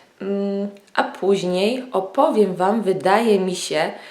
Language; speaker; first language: Polish; native; Polish